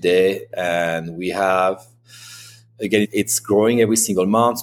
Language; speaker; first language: English; non-native, fluent; French